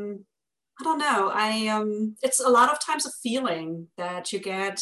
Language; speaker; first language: English; non-native, fluent; German